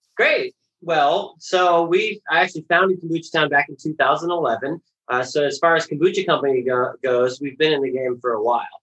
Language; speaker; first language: English; native; English